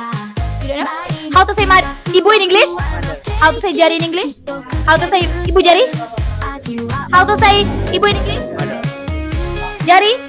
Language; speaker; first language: English; non-native, fluent; Indonesian